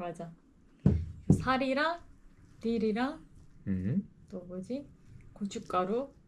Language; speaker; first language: Korean; non-native, learner; Turkish